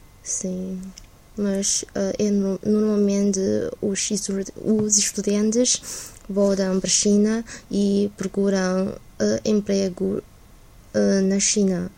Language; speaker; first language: Portuguese; non-native, learner; Chinese